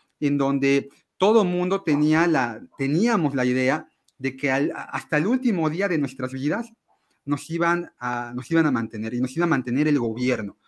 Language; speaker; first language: Spanish; native; Spanish